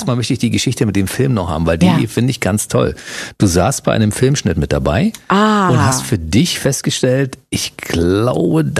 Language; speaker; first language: German; native; German